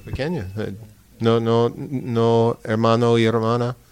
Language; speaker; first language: Spanish; non-native, learner; English